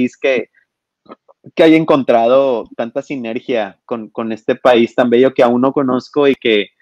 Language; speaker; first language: Spanish; native; Spanish